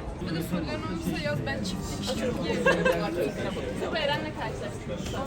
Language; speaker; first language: Turkish; native; Turkish